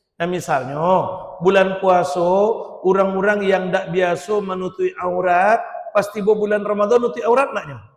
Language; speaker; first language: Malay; non-native, local second language; Minangkabau